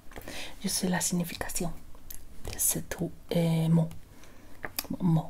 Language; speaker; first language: French; non-native, learner; Spanish